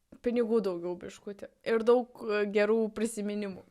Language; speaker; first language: Lithuanian; native; Lithuanian